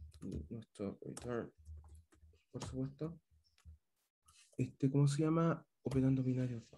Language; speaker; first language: Spanish; native; Spanish